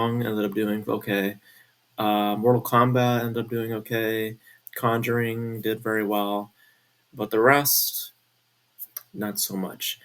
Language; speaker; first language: English; native; English